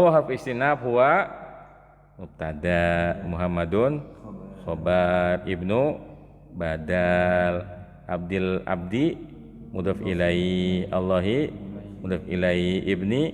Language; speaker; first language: Arabic; non-native, fluent; Indonesian